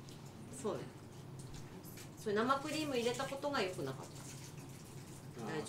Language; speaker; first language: Japanese; native; Japanese